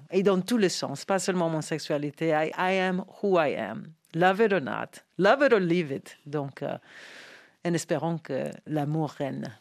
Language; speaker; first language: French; non-native, fluent; English